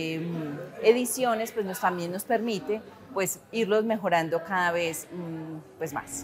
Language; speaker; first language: Spanish; native; Spanish